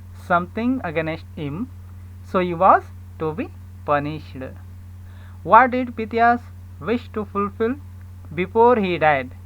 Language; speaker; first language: English; non-native, local second language; Kannada